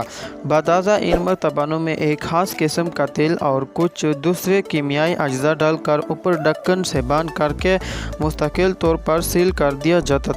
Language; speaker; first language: Urdu; native; Urdu